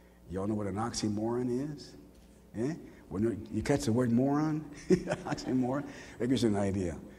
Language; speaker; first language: English; early bilingual, other home language; Spanish